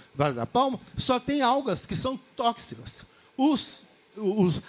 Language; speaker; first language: Portuguese; native; Portuguese